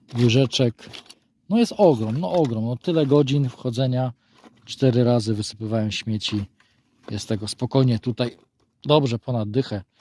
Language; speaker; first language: Polish; native; Polish